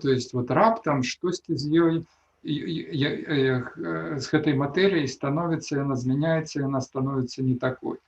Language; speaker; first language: Belarusian; non-native, local second language; Russian